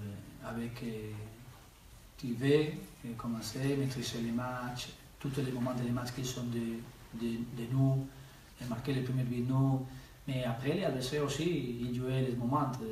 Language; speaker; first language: French; non-native, learner; Spanish